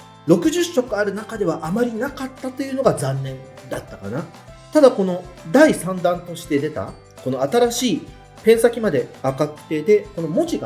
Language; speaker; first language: Japanese; native; Japanese